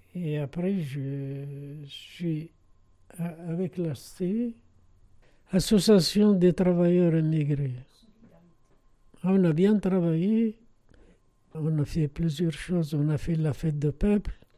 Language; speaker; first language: French; non-native, fluent; Arabic